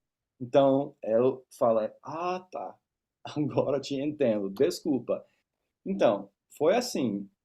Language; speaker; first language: Portuguese; non-native, fluent; English